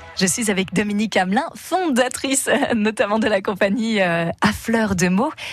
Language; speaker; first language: French; native; French